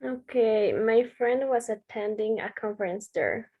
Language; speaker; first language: English; non-native, learner; Spanish